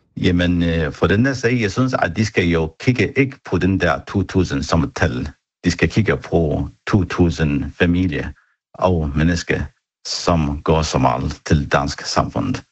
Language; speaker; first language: Danish; non-native, fluent; Arabic